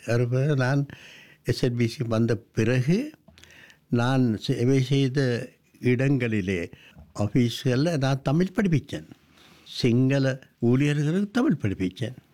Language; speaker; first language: Tamil; non-native, local second language; Sinhala